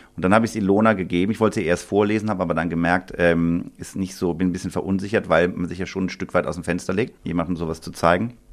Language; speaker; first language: German; native; German